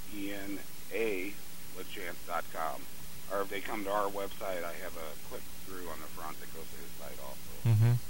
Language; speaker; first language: English; native; English